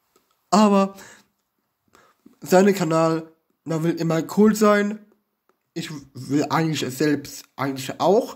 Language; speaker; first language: German; non-native, learner; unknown